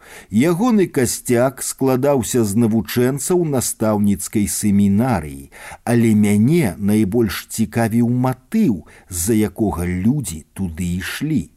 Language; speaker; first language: Belarusian; native; Belarusian